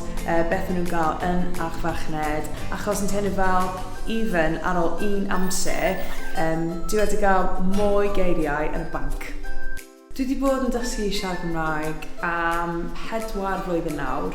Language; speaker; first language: Welsh; non-native, learner; English